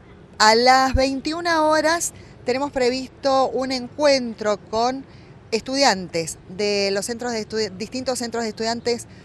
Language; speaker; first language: Spanish; native; Spanish